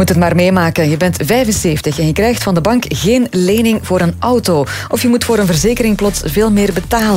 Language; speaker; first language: Dutch; native; Dutch